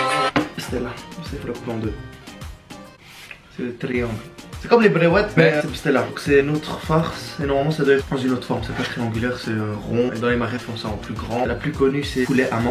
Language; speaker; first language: French; native; French